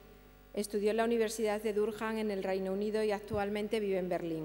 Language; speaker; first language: Spanish; native; Spanish